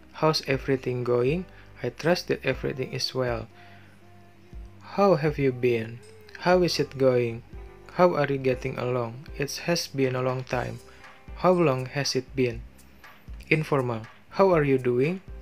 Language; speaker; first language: English; non-native, fluent; Indonesian